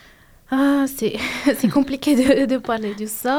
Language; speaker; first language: French; non-native, fluent; Bulgarian